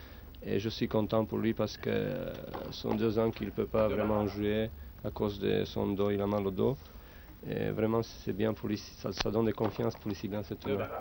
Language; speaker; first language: French; non-native, learner; Romanian